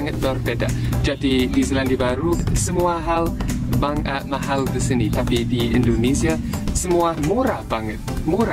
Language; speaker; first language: Indonesian; non-native, learner; English